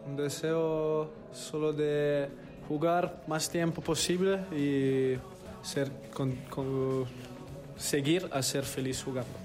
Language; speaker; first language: Spanish; non-native, fluent; Italian